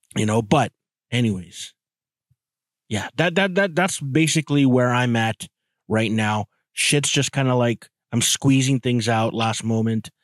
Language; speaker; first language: English; native; English